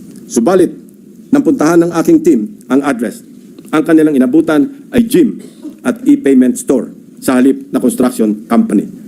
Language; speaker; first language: Filipino; native; Filipino